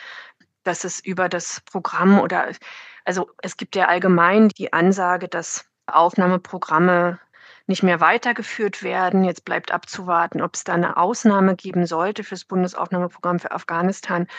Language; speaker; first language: German; native; German